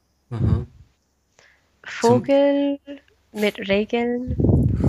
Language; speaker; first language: German; non-native, learner; Spanish